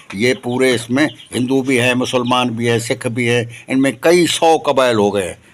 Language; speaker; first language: Urdu; non-native, local second language; Sindhi